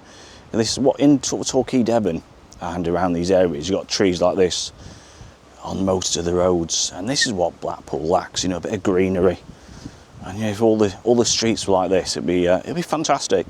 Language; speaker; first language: English; native; English